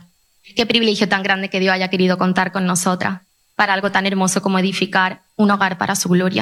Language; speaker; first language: Spanish; native; Spanish